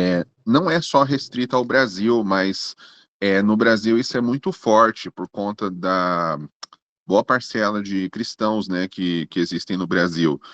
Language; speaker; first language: Portuguese; native; Portuguese